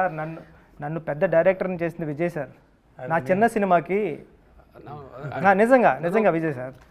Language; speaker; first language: Telugu; native; Telugu